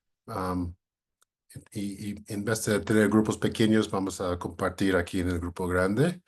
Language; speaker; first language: Spanish; non-native, fluent; English